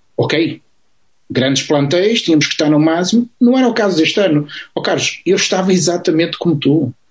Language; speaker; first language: Portuguese; native; Portuguese